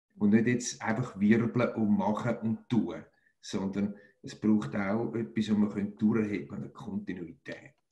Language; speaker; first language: German; native; German